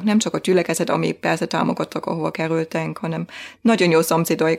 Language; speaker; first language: Hungarian; non-native, fluent; German